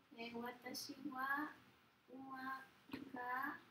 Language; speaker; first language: Japanese; non-native, learner; Spanish